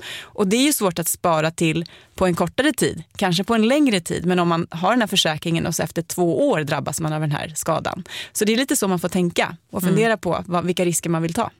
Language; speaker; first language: Swedish; native; Swedish